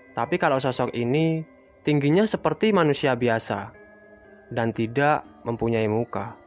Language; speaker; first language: Indonesian; native; Indonesian